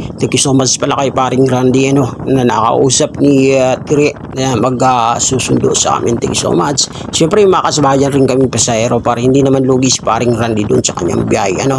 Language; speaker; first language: Filipino; non-native, local second language; Bikol